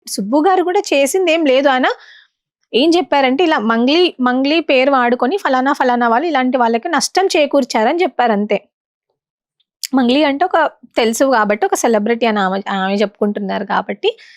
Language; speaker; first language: Telugu; non-native, local second language; Lambadi